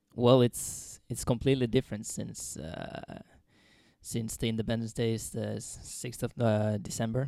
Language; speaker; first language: English; non-native, fluent; Finnish